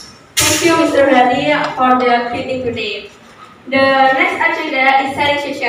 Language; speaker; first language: English; non-native, learner; Indonesian